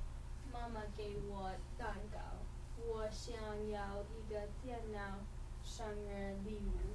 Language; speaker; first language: Chinese; non-native, learner; English